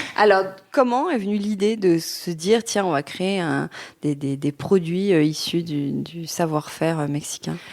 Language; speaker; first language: French; native; French